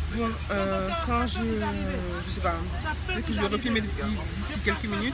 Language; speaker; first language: French; native; French